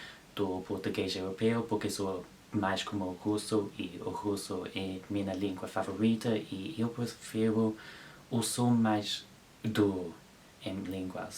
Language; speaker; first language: Portuguese; non-native, learner; English